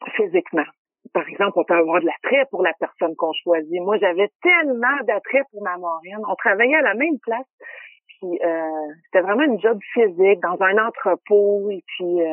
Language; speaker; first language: French; native; French